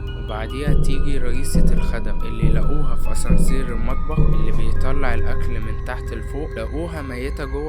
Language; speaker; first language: Arabic; native; Arabic